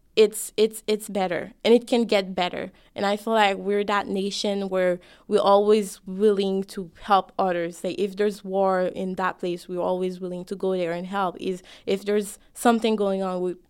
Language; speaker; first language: English; non-native, fluent; Haitian Creole